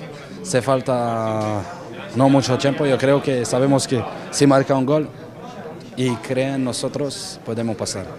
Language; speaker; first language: Spanish; non-native, learner; French